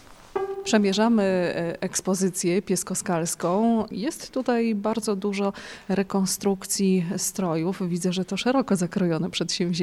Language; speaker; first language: Polish; native; Polish